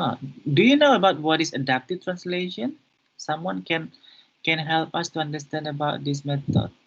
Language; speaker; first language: English; non-native, fluent; Indonesian